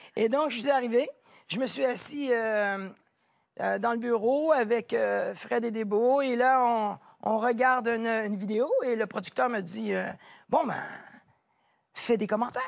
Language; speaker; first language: French; native; French